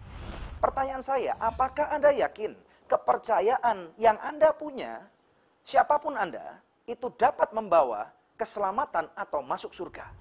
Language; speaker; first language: Indonesian; native; Indonesian